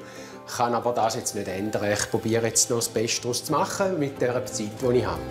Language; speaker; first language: German; native; German